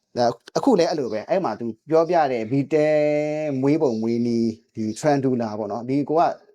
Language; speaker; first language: Burmese; native; Burmese